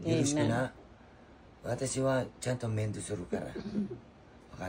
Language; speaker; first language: Japanese; non-native, learner; Filipino